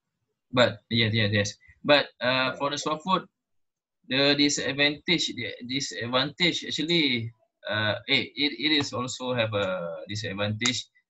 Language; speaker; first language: English; non-native, local second language; Malay